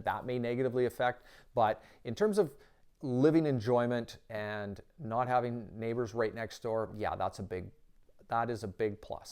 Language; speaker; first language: English; native; English